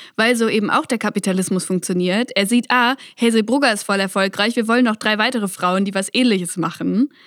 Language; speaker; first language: German; native; German